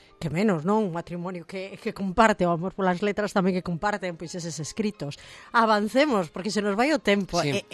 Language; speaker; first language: Galician; native; Galician